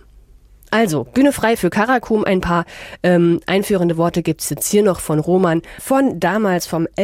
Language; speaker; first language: German; native; German